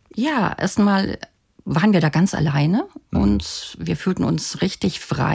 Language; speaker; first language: German; native; German